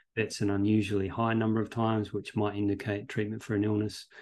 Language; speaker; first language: English; native; English